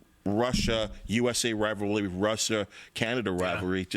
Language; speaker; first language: English; native; English